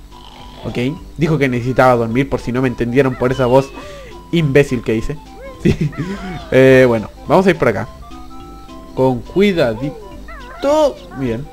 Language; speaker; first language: Spanish; native; Spanish